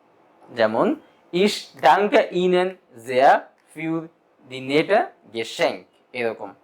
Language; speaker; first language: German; non-native, fluent; Bangla